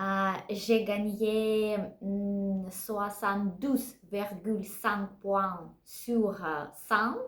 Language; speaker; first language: French; non-native, learner; Russian